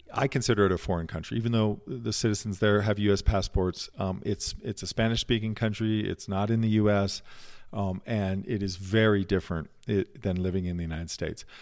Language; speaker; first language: English; native; English